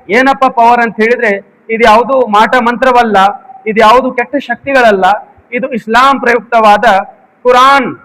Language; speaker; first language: Kannada; non-native, local second language; Urdu